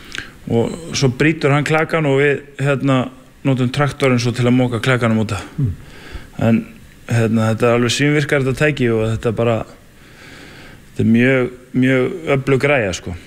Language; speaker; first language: Icelandic; native; Icelandic